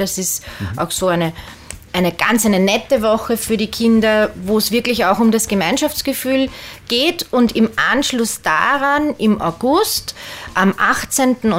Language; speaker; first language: German; native; German